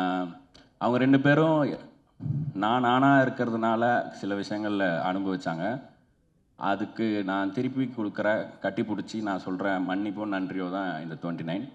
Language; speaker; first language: Tamil; native; Tamil